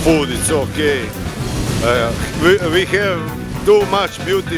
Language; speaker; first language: English; non-native, learner; Croatian